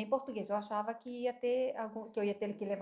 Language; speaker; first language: Portuguese; native; Portuguese